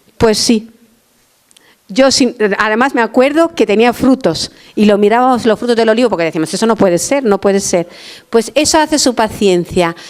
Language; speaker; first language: Spanish; non-native, fluent; Albanian